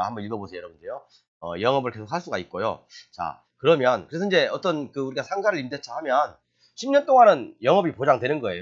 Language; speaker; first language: Korean; native; Korean